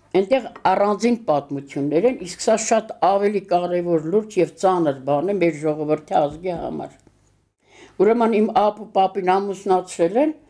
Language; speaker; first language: Armenian; native; Armenian